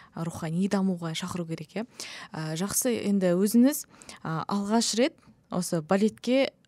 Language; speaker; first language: Kazakh; native; Kazakh